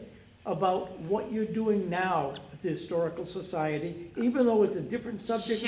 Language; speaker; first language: English; native; English